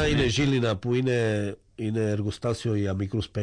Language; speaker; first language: Greek; non-native, fluent; Slovak